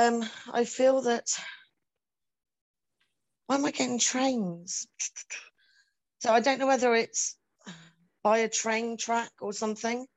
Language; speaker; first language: English; native; English